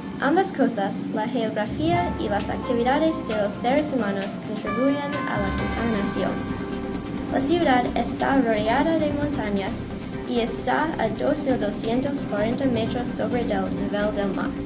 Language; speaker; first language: Spanish; non-native, learner; English